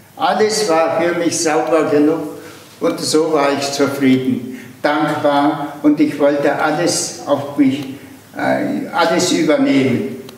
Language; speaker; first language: German; non-native, fluent; Tuvinian